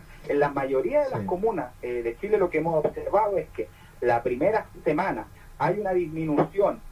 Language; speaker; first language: Spanish; native; Spanish